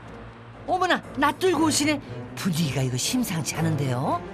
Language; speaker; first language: Korean; native; Korean